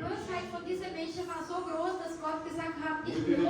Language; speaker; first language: German; non-native, fluent; Portuguese